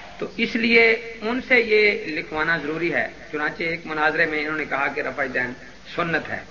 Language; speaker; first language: Urdu; non-native, local second language; Punjabi